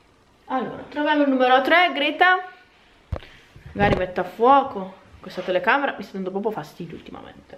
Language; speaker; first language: Italian; native; Italian